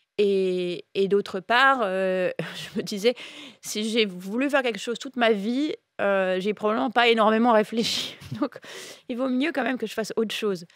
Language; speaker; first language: French; native; French